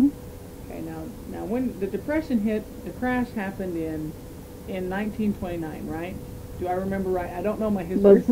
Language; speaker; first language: English; native; English